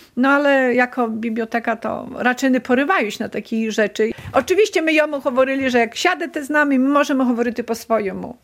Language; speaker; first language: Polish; non-native, local second language; Belarusian